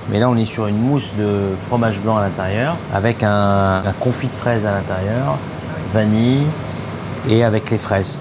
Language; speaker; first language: French; non-native, local second language; Arabic